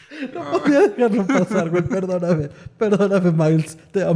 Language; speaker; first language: Spanish; native; Spanish